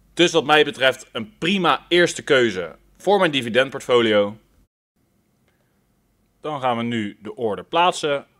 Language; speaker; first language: Dutch; native; Dutch